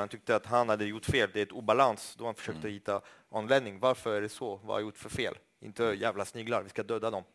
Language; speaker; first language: Swedish; non-native, fluent; French